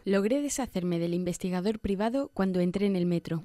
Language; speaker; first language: Spanish; native; Spanish